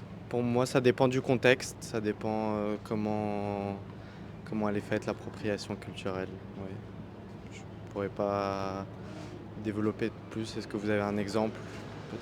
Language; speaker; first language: French; non-native, fluent; Russian